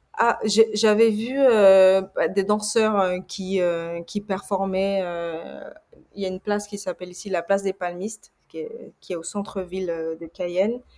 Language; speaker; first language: French; early bilingual, other home language; Portuguese